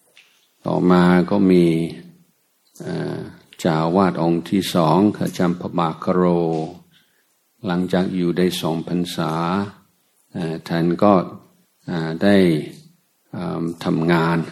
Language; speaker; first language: Thai; native; Thai